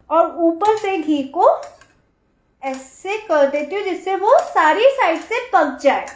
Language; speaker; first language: Hindi; native; Hindi